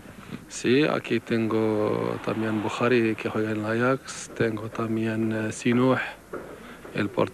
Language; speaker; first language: Spanish; non-native, fluent; Arabic